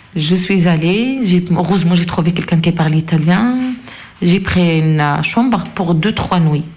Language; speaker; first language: French; non-native, local second language; Arabic